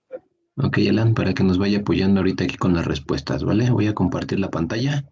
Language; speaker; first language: Spanish; native; Spanish